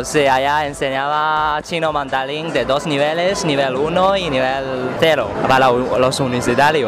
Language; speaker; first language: Spanish; non-native, fluent; Chinese